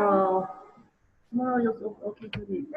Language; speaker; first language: English; non-native, learner; Vietnamese